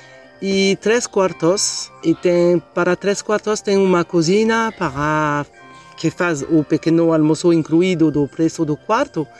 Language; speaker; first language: Portuguese; non-native, learner; French